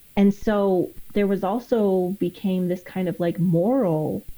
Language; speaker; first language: English; native; English